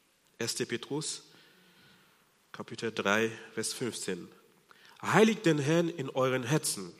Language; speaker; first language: German; non-native, fluent; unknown